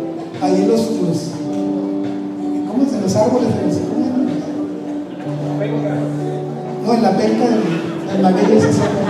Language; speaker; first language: Spanish; native; Spanish